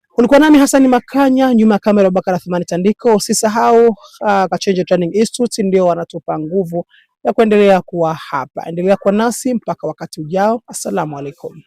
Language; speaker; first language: Swahili; native; Swahili